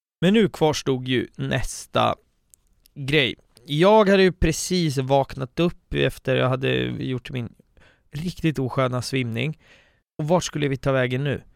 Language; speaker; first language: Swedish; native; Swedish